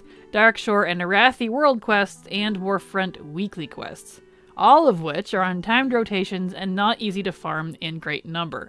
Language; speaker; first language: English; native; English